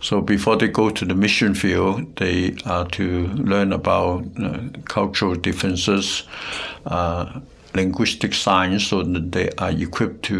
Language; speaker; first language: English; non-native, local second language; Cantonese